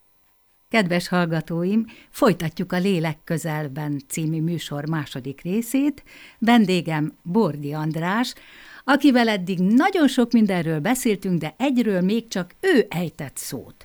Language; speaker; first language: Hungarian; native; Hungarian